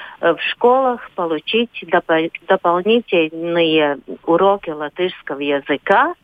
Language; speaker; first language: Russian; non-native, local second language; Latvian